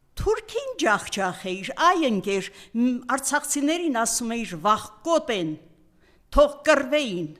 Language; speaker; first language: Armenian; native; Armenian